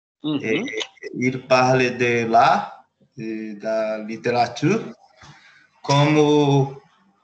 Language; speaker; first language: French; non-native, learner; Portuguese